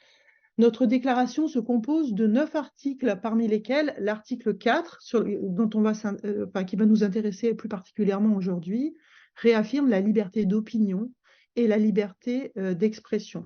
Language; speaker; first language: French; native; French